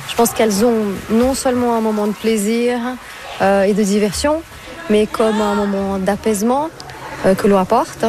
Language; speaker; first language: French; non-native, fluent; Portuguese